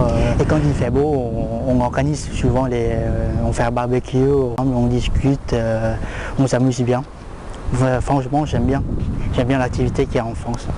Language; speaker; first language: French; non-native, fluent; Lao